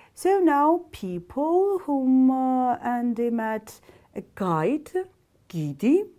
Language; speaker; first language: English; non-native, fluent; Georgian